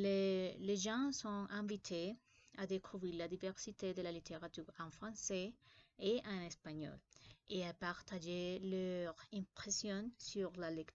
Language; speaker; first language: French; non-native, learner; Spanish